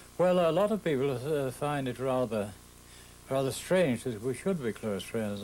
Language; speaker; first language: English; native; English